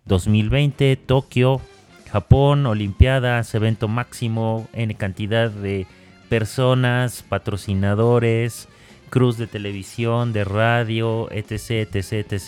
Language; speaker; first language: Spanish; native; Spanish